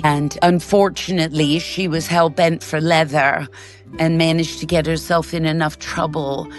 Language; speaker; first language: English; native; English